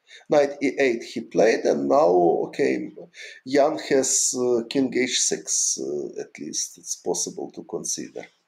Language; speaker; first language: English; non-native, fluent; Ukrainian